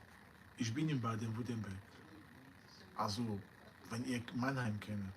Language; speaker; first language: German; non-native, learner; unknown